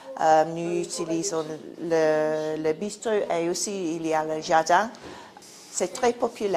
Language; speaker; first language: French; non-native, fluent; English